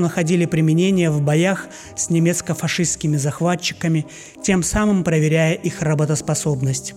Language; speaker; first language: Russian; native; Russian